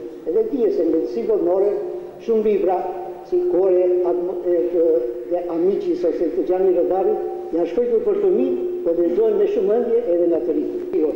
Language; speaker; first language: Albanian; native; Albanian